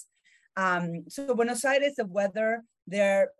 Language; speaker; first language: English; non-native, fluent; Spanish